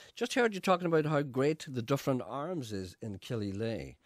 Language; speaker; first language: English; native; English